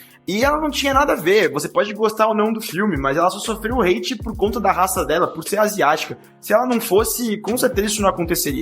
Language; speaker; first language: Portuguese; native; Portuguese